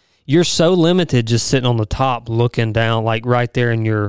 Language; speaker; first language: English; native; English